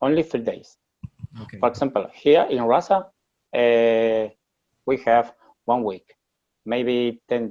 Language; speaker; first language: English; non-native, learner; Spanish